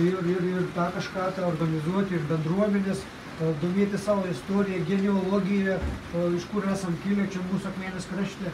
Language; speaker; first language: Lithuanian; native; Lithuanian